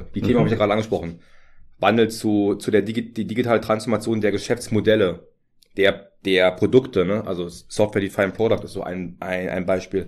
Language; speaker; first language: German; native; German